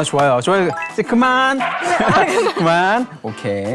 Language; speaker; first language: Korean; native; Korean